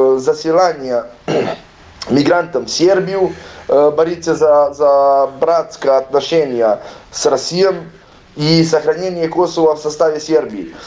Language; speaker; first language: Russian; non-native, learner; Serbian